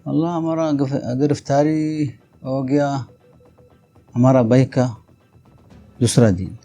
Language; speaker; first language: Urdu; non-native, local second language; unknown